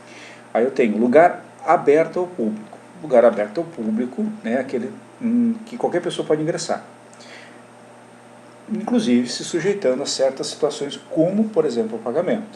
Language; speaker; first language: Portuguese; native; Portuguese